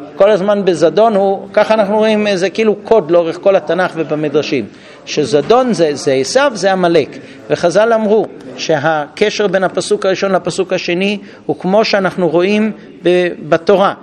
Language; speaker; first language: Hebrew; non-native, fluent; English